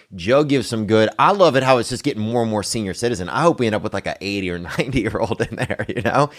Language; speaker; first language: English; native; English